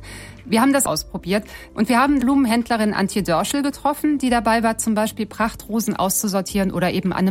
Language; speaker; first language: German; native; German